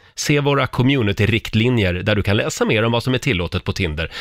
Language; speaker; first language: Swedish; native; Swedish